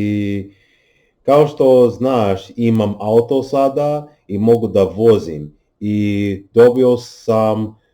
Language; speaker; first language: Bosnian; non-native, learner; English